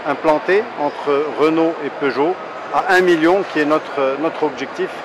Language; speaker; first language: French; non-native, local second language; Arabic